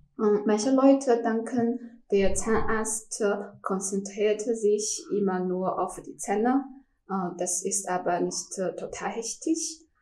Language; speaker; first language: German; non-native, learner; Chinese